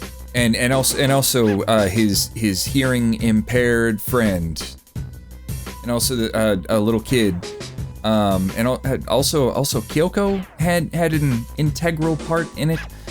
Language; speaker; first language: English; native; English